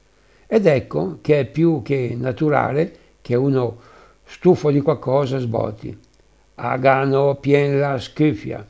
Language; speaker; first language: Italian; native; Italian